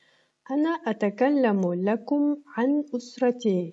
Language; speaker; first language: Arabic; non-native, fluent; Kyrgyz